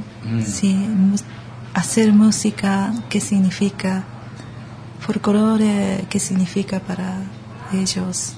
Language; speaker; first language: Spanish; non-native, learner; Japanese